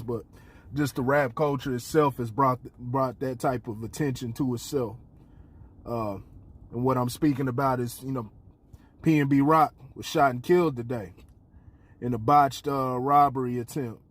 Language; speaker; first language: English; native; English